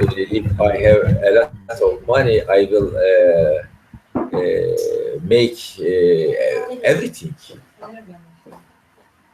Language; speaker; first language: English; non-native, learner; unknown